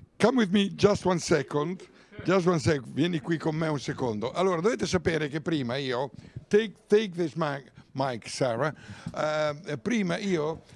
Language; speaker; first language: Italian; native; Italian